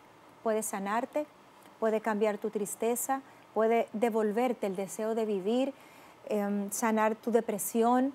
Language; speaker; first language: Spanish; native; Spanish